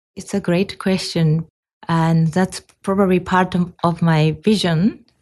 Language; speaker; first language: English; non-native, fluent; Japanese